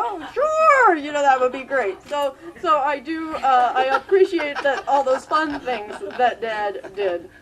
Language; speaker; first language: English; native; English